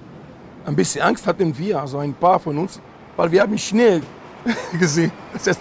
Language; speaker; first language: German; non-native, learner; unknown